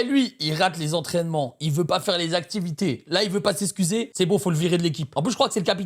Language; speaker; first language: French; native; French